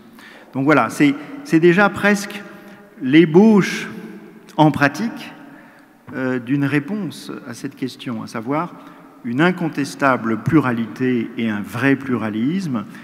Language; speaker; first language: French; native; French